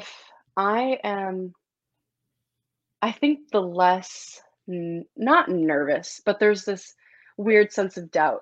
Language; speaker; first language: English; native; English